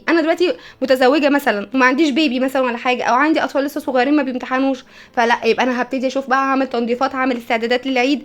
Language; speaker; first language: Arabic; native; Arabic